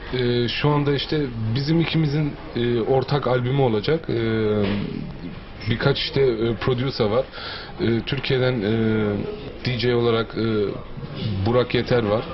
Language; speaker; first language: Turkish; early bilingual, heritage; Turkish